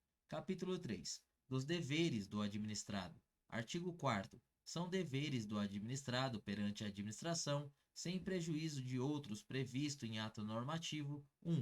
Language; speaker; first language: Portuguese; native; Portuguese